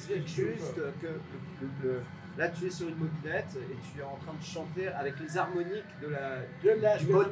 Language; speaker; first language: French; native; French